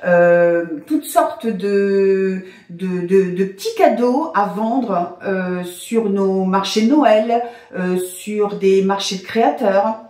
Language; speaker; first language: French; native; French